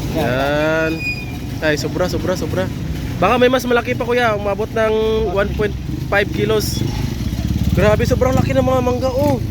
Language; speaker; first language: Filipino; non-native, local second language; Cebuano